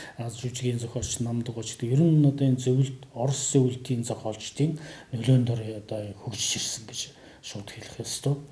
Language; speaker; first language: Mongolian; non-native, local second language; Kazakh